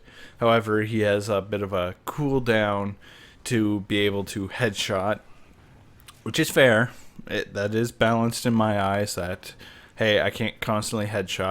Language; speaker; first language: English; native; English